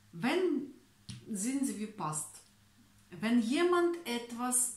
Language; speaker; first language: German; non-native, fluent; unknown